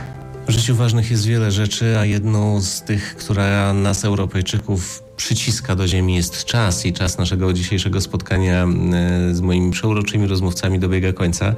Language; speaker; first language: Polish; native; Polish